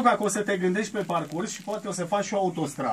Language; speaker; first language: Romanian; native; Romanian